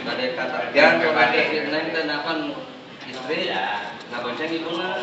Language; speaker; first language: Indonesian; non-native, local second language; Sundanese